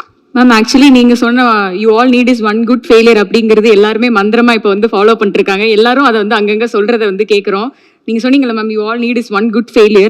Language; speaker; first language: Tamil; native; Tamil